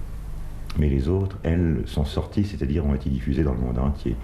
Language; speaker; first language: French; native; French